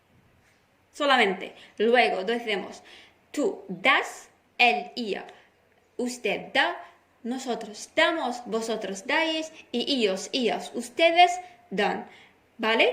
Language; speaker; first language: Spanish; non-native, fluent; Arabic